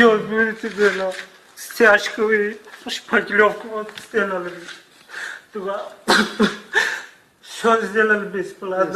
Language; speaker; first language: Russian; non-native, learner; Tajik